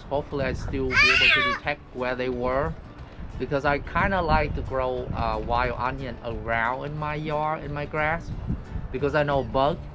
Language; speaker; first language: English; non-native, fluent; Vietnamese